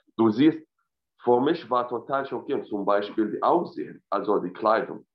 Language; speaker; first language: German; non-native, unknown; Arabic